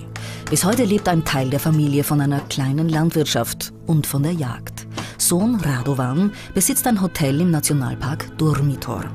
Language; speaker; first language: German; native; German